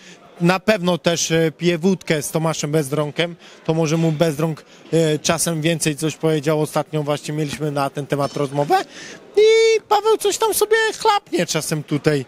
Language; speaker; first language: Polish; native; Polish